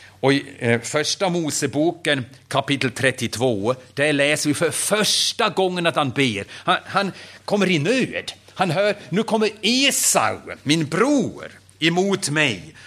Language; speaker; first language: Swedish; non-native, fluent; German